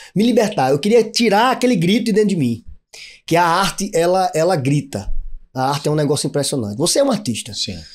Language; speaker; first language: Portuguese; native; Portuguese